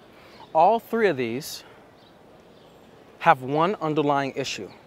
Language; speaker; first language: English; native; English